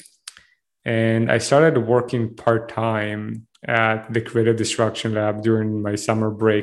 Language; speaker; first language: English; non-native, fluent; Hebrew